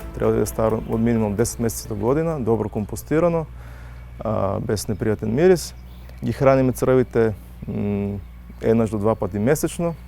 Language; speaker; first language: Macedonian; native; Macedonian